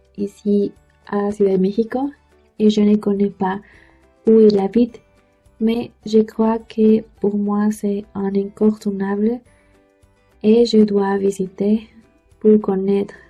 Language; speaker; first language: French; non-native, learner; Spanish